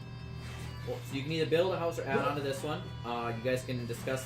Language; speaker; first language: English; native; English